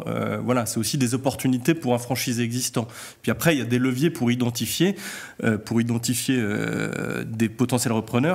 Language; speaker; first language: French; native; French